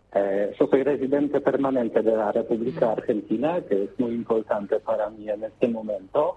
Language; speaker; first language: Spanish; non-native, learner; Polish